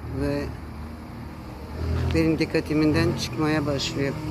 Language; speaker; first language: Turkish; early bilingual, heritage; Turkish